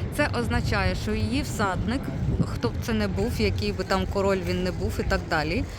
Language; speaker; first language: Ukrainian; non-native, local second language; Russian